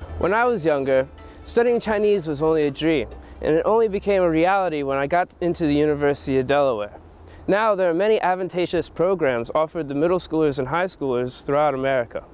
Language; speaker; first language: English; native; English